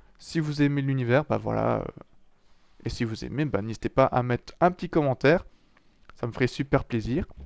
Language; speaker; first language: French; native; French